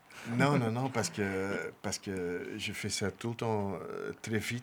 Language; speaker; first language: French; non-native, local second language; Dutch